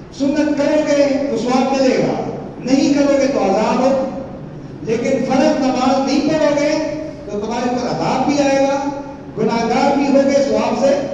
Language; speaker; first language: Urdu; non-native, local second language; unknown